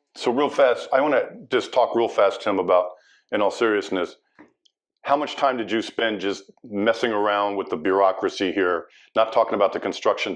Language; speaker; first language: English; native; English